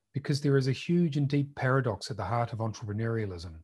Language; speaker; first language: English; native; English